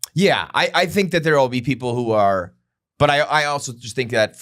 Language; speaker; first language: English; native; English